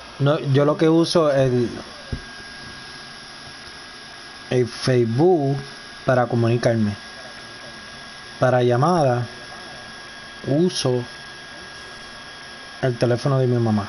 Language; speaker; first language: Spanish; native; Spanish